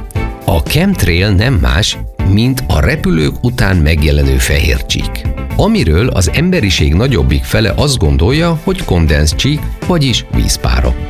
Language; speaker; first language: Hungarian; native; Hungarian